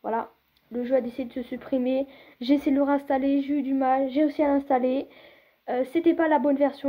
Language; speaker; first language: French; native; French